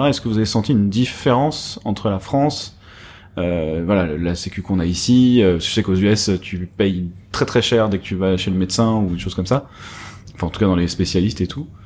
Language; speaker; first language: French; native; French